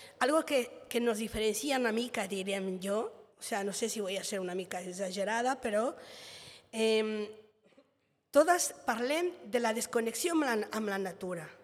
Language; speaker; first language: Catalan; non-native, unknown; Spanish